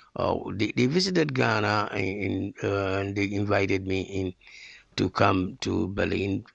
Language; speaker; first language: English; non-native, local second language; Akan